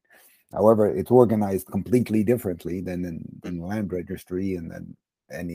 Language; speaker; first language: English; native; English